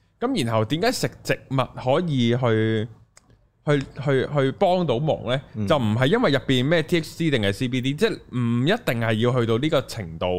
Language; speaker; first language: Cantonese; native; Cantonese